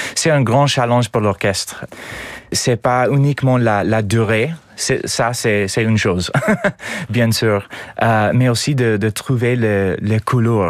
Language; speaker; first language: French; non-native, learner; English